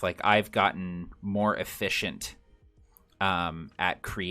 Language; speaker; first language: English; native; English